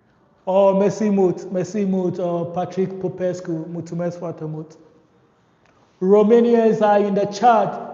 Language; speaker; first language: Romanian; non-native, learner; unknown